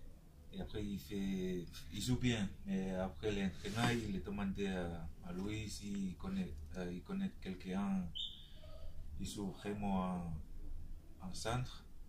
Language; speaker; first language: French; non-native, learner; Tongan